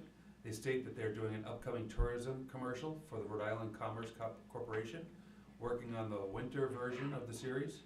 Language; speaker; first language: English; native; English